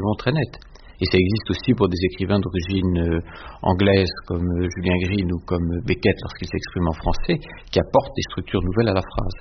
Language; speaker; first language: French; native; French